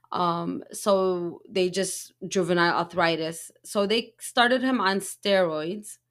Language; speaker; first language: English; early bilingual, other home language; Arabic